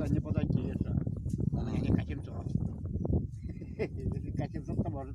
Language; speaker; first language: Russian; native; Russian